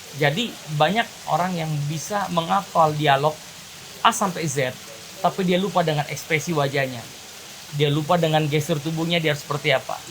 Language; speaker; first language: Indonesian; native; Indonesian